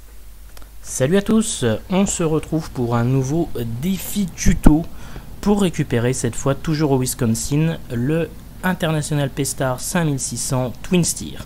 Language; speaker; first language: French; native; French